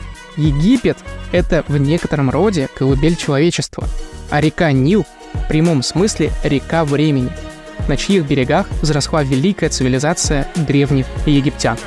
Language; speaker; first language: Russian; native; Russian